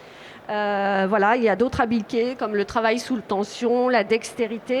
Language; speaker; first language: French; native; French